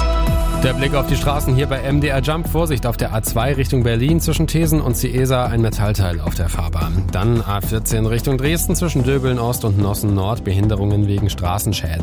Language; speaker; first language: German; native; German